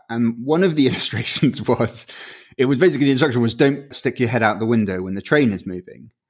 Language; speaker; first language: English; early bilingual, other home language; Spanish